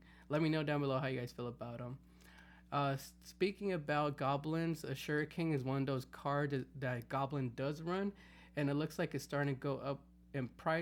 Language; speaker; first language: English; native; English